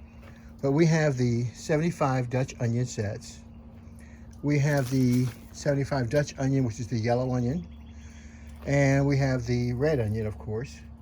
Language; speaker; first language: English; native; English